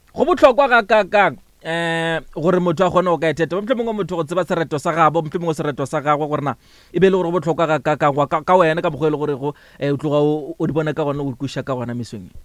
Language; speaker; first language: Northern Sotho; native; Northern Sotho